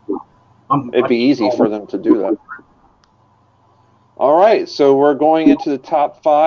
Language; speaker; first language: English; native; English